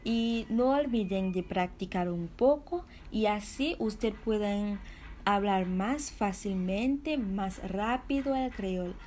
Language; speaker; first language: Spanish; non-native, fluent; Haitian Creole